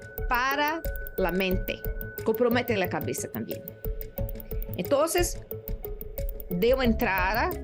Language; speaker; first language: Spanish; non-native, learner; Portuguese